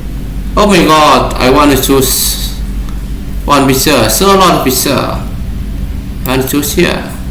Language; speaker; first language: English; non-native, learner; Vietnamese